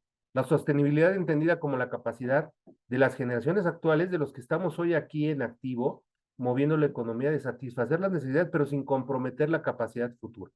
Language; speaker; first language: Spanish; native; Spanish